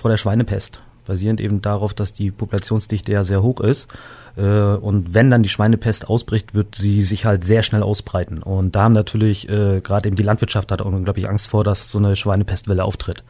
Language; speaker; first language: German; native; German